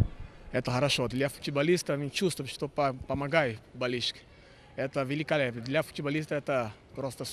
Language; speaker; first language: Russian; non-native, learner; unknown